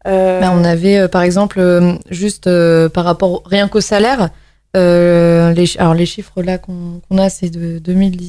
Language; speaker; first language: French; native; French